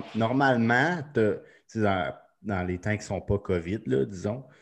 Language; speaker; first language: French; native; French